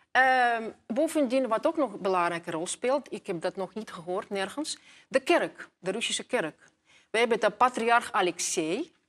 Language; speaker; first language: Dutch; non-native, fluent; Russian